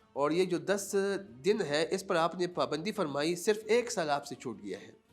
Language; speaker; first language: Urdu; non-native, local second language; Pashto